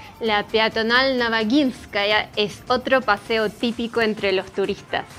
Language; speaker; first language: Spanish; non-native, fluent; Russian